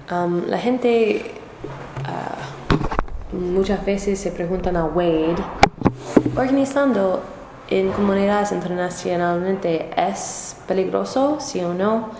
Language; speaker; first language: Spanish; non-native, learner; English